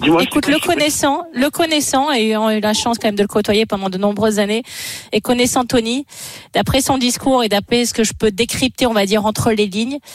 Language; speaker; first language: French; native; French